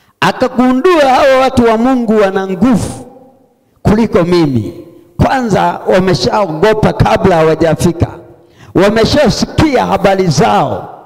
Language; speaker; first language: Swahili; non-native, local second language; Sukuma